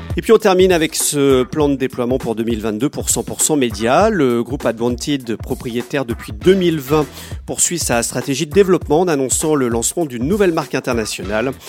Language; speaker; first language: French; native; French